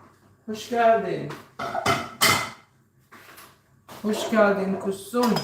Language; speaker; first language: Turkish; non-native, learner; Filipino